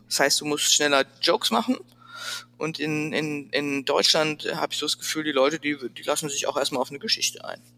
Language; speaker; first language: German; native; German